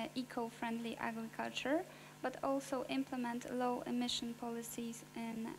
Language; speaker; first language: English; non-native, fluent; Polish